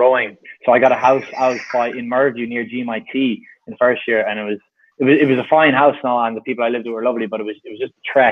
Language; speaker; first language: English; native; English